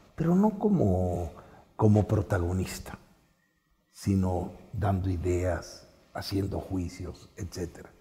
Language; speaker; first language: Spanish; native; Spanish